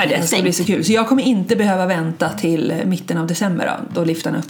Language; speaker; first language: Swedish; native; Swedish